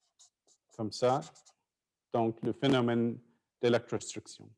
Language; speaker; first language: French; non-native, fluent; English